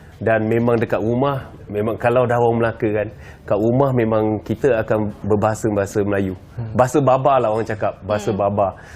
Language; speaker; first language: Malay; native; Malay